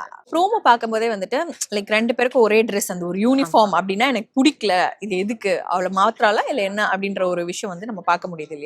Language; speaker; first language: Tamil; native; Tamil